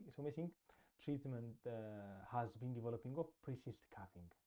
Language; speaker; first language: English; non-native, local second language; Amharic